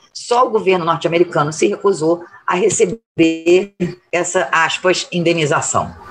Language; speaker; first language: Portuguese; native; Portuguese